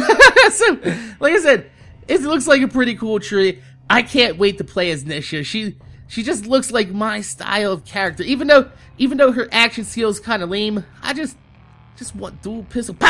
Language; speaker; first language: English; native; English